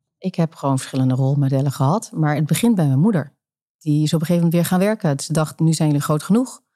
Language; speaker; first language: Dutch; native; Dutch